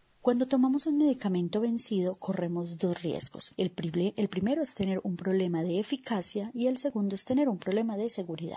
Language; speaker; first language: Spanish; native; Spanish